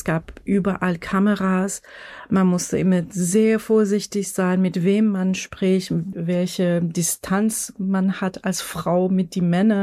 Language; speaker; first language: German; non-native, fluent; Persian